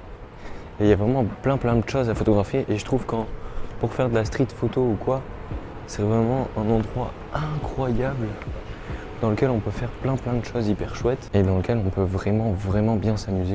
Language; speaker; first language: French; native; French